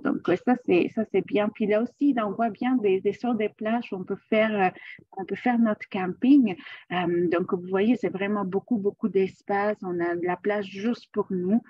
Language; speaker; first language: French; non-native, fluent; Spanish